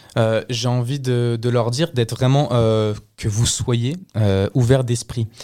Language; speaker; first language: French; early bilingual, other home language; Spanish